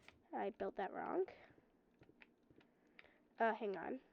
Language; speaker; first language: English; native; English